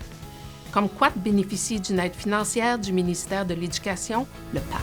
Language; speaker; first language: French; native; French